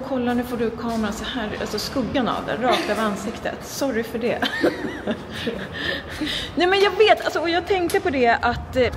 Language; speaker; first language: Swedish; native; Swedish